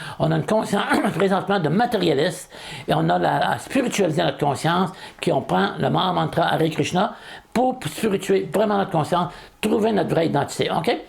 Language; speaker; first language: French; native; French